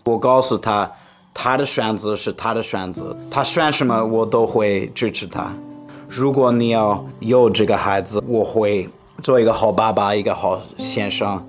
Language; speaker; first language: Chinese; non-native, fluent; English